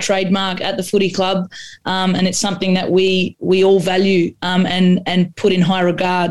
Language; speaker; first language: English; non-native, local second language; Croatian